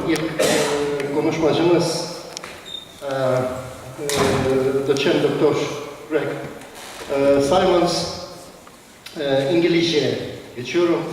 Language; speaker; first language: Turkish; non-native, fluent; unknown